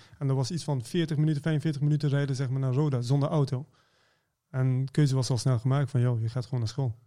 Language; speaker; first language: Dutch; early bilingual, other home language; Persian